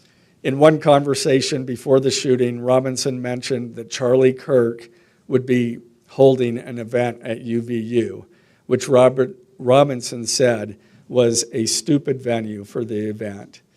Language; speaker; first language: English; native; English